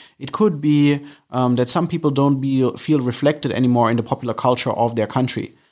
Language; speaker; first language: English; non-native, fluent; German